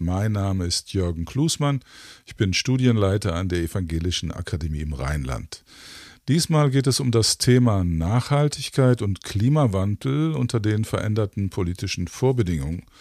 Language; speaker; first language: German; native; German